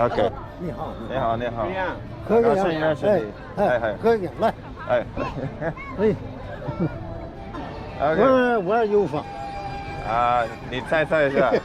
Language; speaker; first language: Chinese; non-native, fluent; English